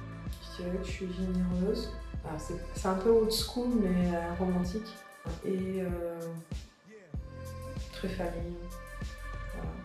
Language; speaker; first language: French; early bilingual, other home language; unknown